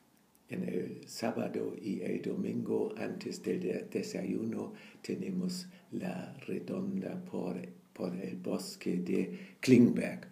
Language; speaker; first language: Spanish; non-native, learner; German